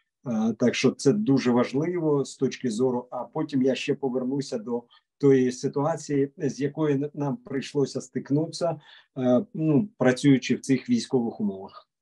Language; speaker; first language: Ukrainian; native; Ukrainian